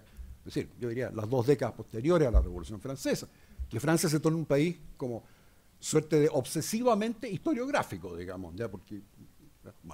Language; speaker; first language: Spanish; native; Spanish